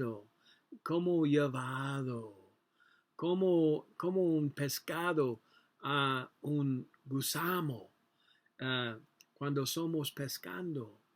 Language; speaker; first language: Spanish; non-native, learner; English